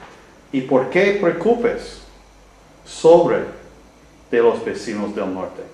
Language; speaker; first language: Spanish; non-native, learner; English